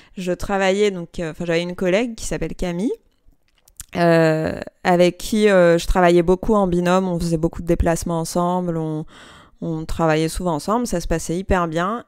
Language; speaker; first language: French; non-native, local second language; Kabyle